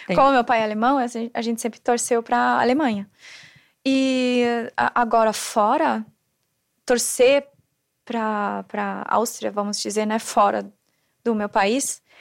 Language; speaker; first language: Portuguese; non-native, fluent; German